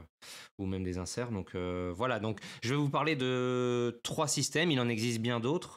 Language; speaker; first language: French; native; French